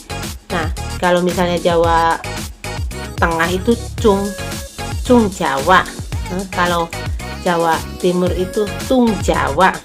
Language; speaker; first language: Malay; non-native, local second language; Javanese